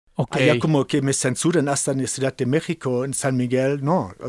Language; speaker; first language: Spanish; non-native, fluent; German